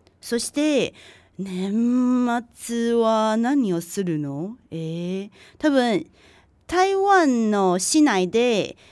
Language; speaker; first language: Japanese; non-native, fluent; Chinese